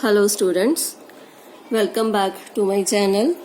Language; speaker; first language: English; non-native, local second language; Punjabi